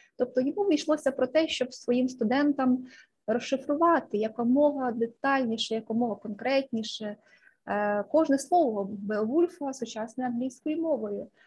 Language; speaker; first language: Ukrainian; native; Ukrainian